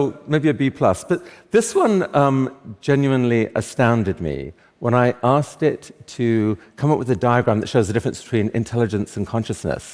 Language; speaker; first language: English; native; English